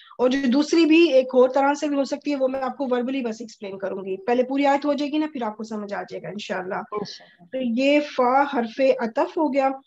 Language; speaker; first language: Urdu; native; Urdu